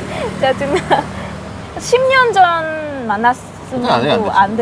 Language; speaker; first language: Korean; non-native, learner; Vietnamese